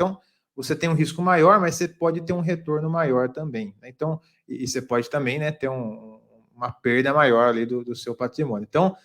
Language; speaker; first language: Portuguese; native; Portuguese